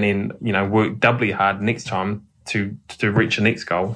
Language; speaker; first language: English; native; English